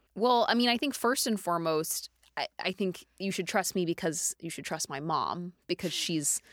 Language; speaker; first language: English; native; English